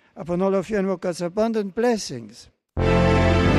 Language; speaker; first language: English; non-native, fluent; German